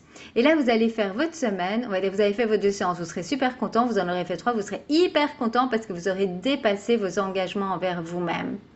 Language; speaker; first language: French; native; French